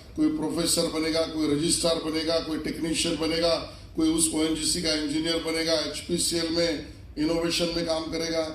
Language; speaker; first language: Hindi; non-native, local second language; Marathi